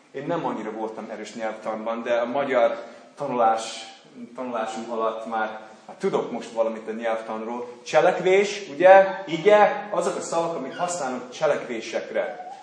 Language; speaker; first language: Hungarian; non-native, fluent; English